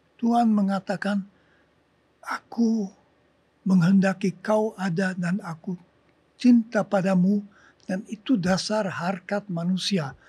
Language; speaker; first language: Indonesian; non-native, fluent; German